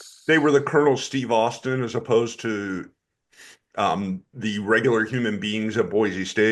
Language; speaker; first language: English; native; English